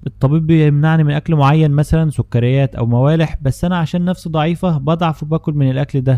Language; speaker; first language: Arabic; native; Arabic